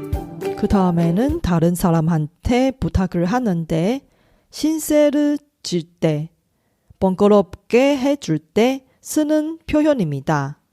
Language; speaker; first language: Korean; non-native, fluent; Chinese